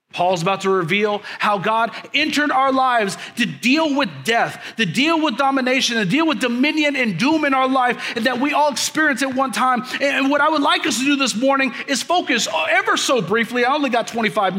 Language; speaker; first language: English; native; English